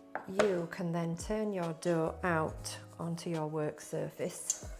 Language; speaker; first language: English; native; English